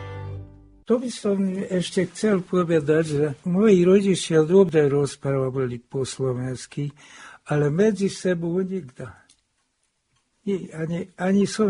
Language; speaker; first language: Slovak; early bilingual, heritage; Hungarian